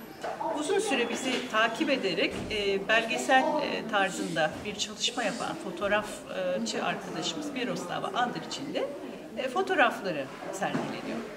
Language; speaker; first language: Turkish; native; Turkish